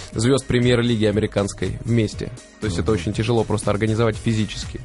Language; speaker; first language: Russian; native; Russian